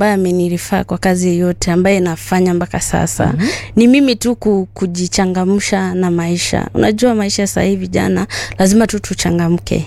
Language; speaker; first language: Swahili; non-native, local second language; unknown